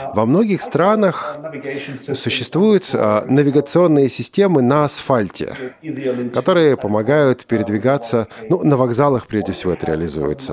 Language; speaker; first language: Russian; non-native, fluent; German